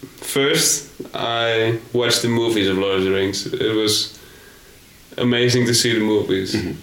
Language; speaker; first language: English; non-native, fluent; Dutch